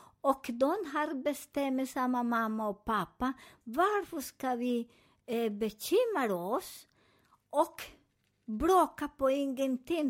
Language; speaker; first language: Swedish; non-native, fluent; Spanish